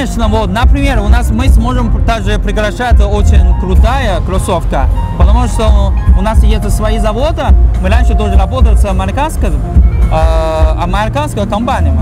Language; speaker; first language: Russian; non-native, learner; Chinese